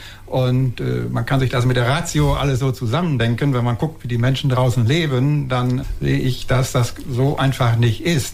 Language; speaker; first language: German; native; German